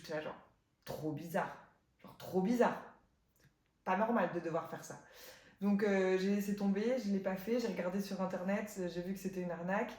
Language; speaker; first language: French; native; French